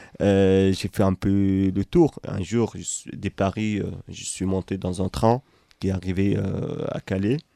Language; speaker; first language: French; non-native, fluent; Arabic